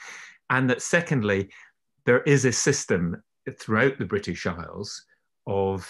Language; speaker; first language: English; native; English